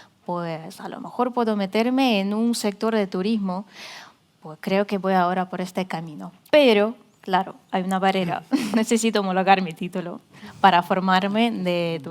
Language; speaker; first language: Spanish; non-native, fluent; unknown